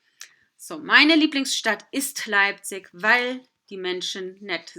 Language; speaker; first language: German; non-native, fluent; English